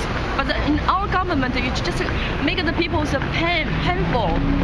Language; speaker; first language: English; non-native, learner; Chinese